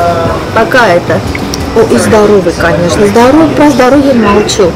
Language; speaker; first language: Russian; non-native, fluent; Armenian